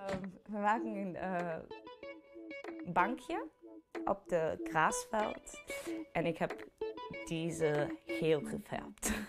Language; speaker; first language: Dutch; non-native, learner; German